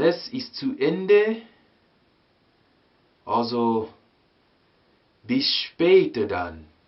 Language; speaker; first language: German; non-native, learner; English